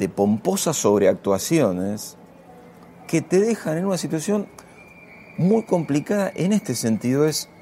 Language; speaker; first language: Spanish; native; Spanish